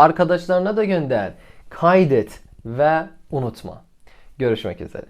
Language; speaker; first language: Turkish; non-native, fluent; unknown